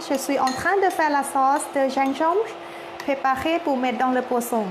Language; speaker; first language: French; non-native, learner; Thai